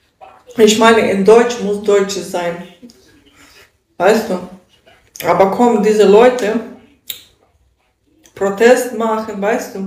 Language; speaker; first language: German; non-native, learner; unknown